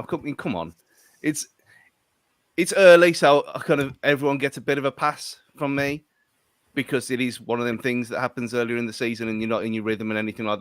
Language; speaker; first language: English; native; English